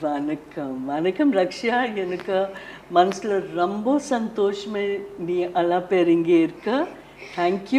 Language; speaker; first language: Tamil; non-native, learner; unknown